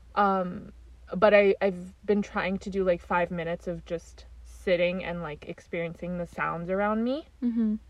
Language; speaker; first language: English; native; English